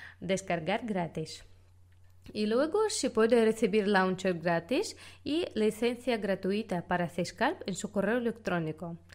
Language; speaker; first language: Spanish; non-native, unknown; Russian